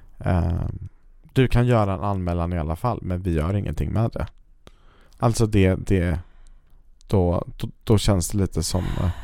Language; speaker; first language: Swedish; native; Swedish